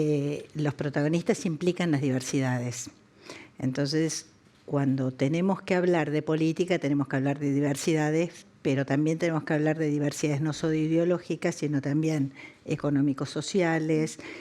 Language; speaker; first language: Spanish; native; Spanish